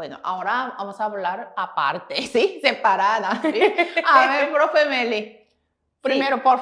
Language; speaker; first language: Spanish; non-native, fluent; Korean